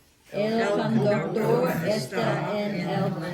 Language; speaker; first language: Spanish; non-native, learner; English